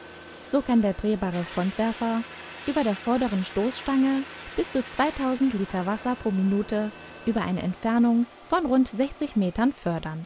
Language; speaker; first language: German; native; German